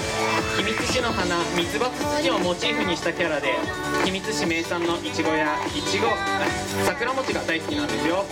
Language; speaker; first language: Japanese; native; Japanese